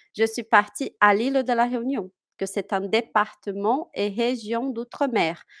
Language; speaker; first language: French; non-native, fluent; Portuguese